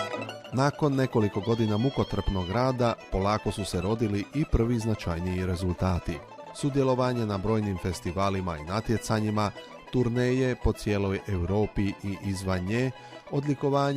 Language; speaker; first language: Bosnian; native; Bosnian